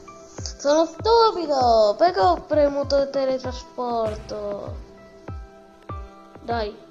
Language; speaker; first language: Italian; early bilingual, other home language; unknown